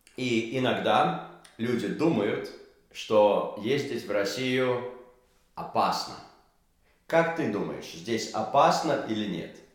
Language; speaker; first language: Russian; native; Russian